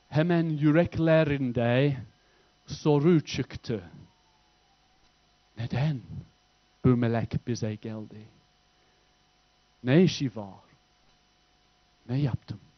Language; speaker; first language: Turkish; non-native, fluent; English